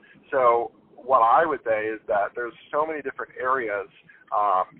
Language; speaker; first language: English; native; English